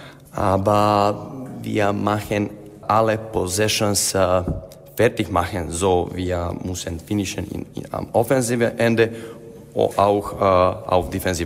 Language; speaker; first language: German; non-native, learner; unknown